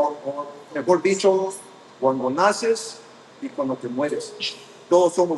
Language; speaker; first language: Spanish; early bilingual, heritage; Spanish